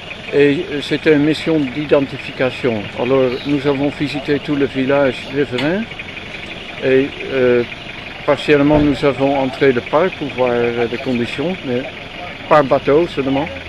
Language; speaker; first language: French; non-native, learner; Dutch